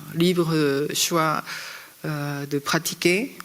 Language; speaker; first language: French; non-native, fluent; Korean